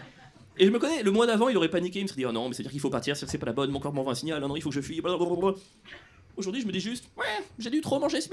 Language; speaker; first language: French; native; French